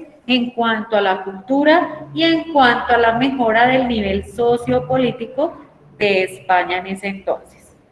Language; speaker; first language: Spanish; native; Spanish